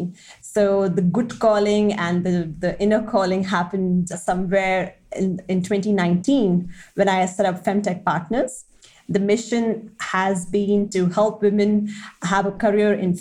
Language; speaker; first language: English; non-native, local second language; Hindi